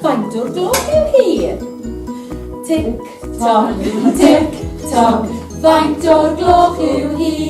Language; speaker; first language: Welsh; non-native, learner; English